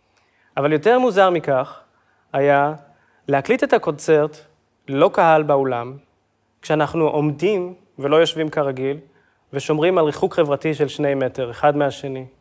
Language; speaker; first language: Hebrew; native; Hebrew